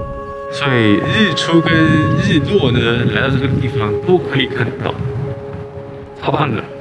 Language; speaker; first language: Chinese; native; Chinese